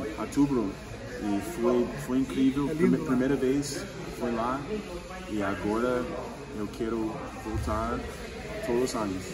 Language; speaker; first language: Portuguese; non-native, learner; English